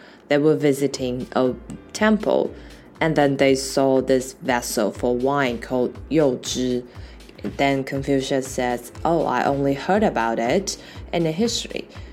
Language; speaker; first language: English; non-native, fluent; Chinese